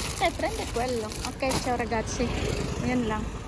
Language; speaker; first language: Filipino; native; Filipino